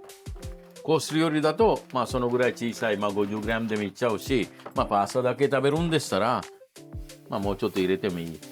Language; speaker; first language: Japanese; non-native, fluent; Italian